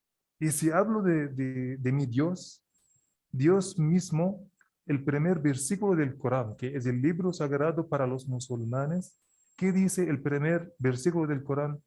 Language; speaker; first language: Spanish; non-native, fluent; Arabic